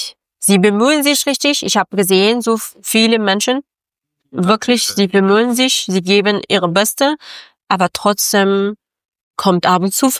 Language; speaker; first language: German; non-native, fluent; Persian